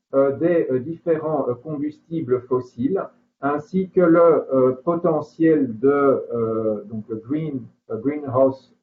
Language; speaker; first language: French; native; French